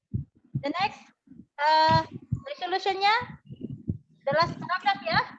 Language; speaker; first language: English; non-native, learner; Indonesian